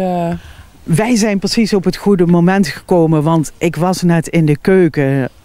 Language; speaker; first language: Dutch; native; Dutch